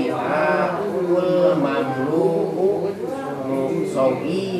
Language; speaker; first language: Arabic; non-native, learner; Indonesian